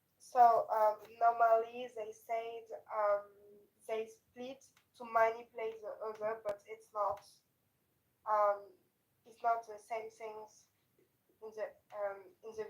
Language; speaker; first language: English; non-native, learner; French